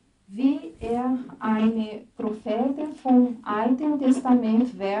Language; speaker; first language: German; non-native, fluent; Portuguese